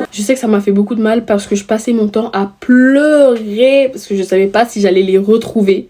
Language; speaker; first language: French; native; French